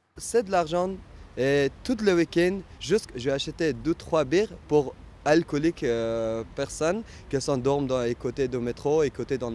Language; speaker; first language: French; non-native, learner; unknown